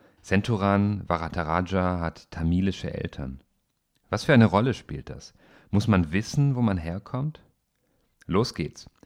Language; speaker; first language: German; native; German